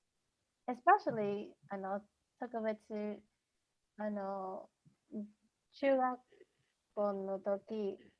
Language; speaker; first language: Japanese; non-native, learner; English